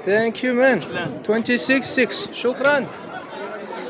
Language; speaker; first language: English; non-native, learner; French